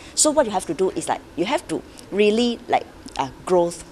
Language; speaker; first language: English; non-native, local second language; Chinese